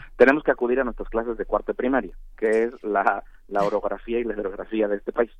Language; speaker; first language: Spanish; native; Spanish